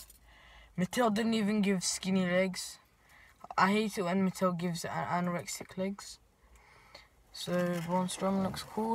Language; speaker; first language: English; native; English